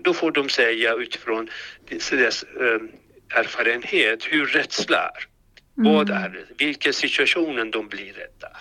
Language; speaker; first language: Swedish; non-native, fluent; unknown